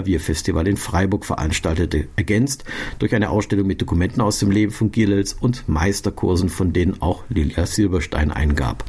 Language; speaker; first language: German; native; German